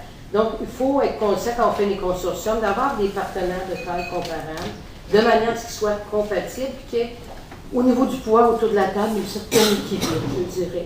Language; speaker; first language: French; native; French